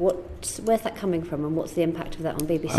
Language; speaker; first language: English; native; English